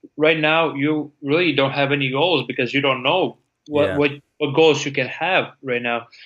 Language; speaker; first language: English; non-native, fluent; Latvian